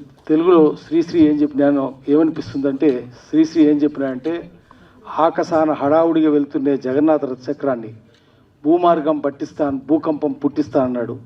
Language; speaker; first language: Telugu; native; Telugu